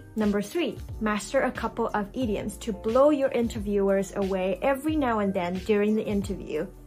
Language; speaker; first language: English; non-native, fluent; Chinese